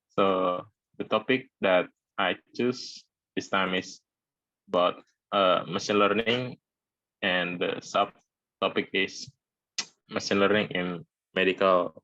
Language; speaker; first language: English; non-native, learner; Indonesian